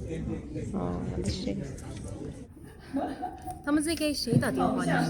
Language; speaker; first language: Chinese; non-native, fluent; Urdu